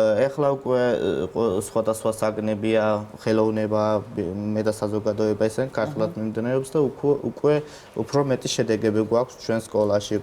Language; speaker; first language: Georgian; non-native, local second language; Azerbaijani